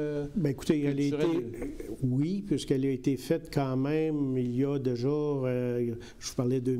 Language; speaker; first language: French; native; French